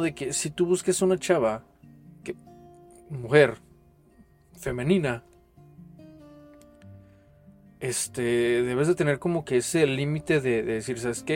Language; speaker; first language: Spanish; native; Spanish